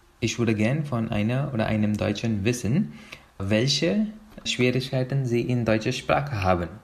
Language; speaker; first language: German; non-native, learner; Hindi